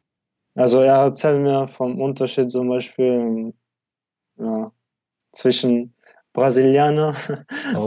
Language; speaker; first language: German; non-native, fluent; French